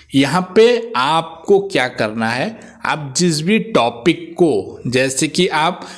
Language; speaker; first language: Hindi; non-native, local second language; Odia